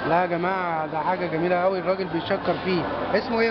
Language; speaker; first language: Arabic; native; Arabic